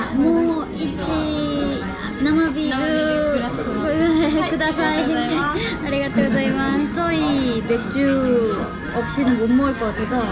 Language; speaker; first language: Japanese; non-native, learner; Korean